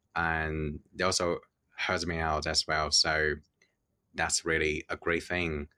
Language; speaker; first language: English; non-native, fluent; Chinese